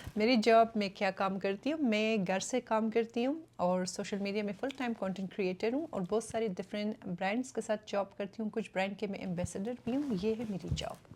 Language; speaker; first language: Urdu; non-native, fluent; Persian